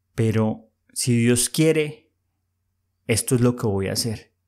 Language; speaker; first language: Spanish; native; Spanish